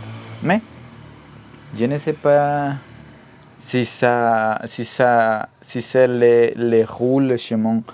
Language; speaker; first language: French; non-native, learner; Spanish